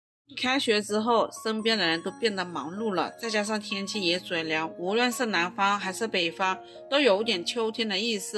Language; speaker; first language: Chinese; native; Chinese